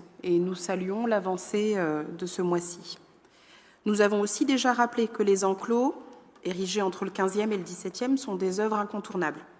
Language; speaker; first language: French; native; French